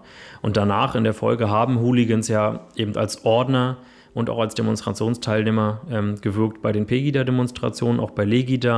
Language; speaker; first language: German; native; German